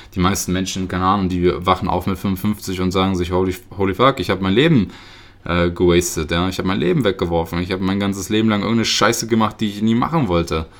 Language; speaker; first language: German; early bilingual, other home language; Russian